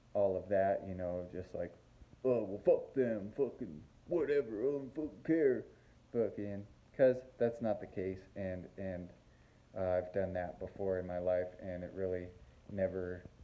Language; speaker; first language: English; native; English